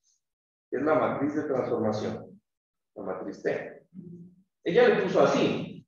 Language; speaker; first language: Spanish; native; Spanish